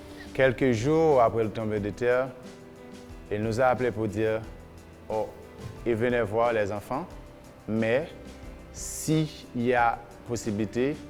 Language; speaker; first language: French; non-native, local second language; Haitian Creole